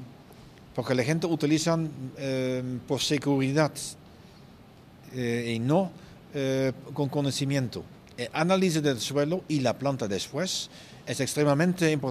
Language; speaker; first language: Spanish; non-native, fluent; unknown